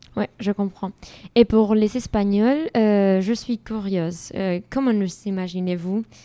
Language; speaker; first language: French; non-native, fluent; Spanish